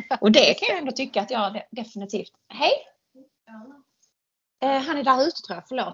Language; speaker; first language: Swedish; native; Swedish